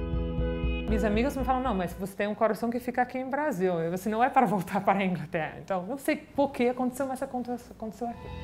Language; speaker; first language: Portuguese; non-native, fluent; English